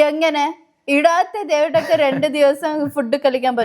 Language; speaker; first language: Malayalam; non-native, learner; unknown